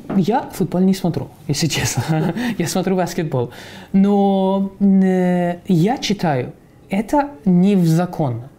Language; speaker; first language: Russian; non-native, fluent; Persian